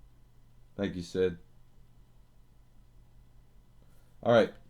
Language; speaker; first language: English; native; English